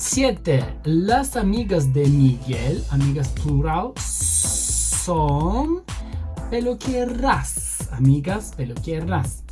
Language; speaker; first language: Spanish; non-native, fluent; Bulgarian